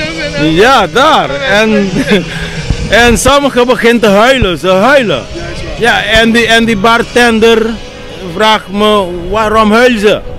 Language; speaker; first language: Dutch; non-native, local second language; Papiamento